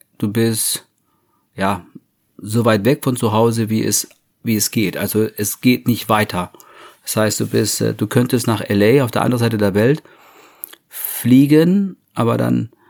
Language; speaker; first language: German; non-native, fluent; English